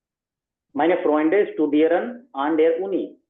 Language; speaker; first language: German; non-native, fluent; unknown